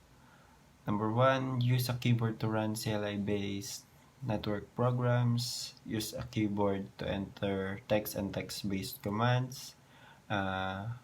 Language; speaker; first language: English; non-native, local second language; Filipino